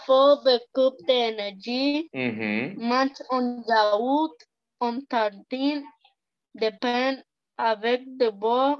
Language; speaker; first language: French; non-native, learner; Spanish